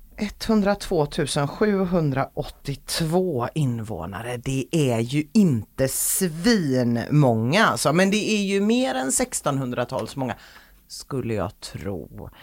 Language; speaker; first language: Swedish; native; Swedish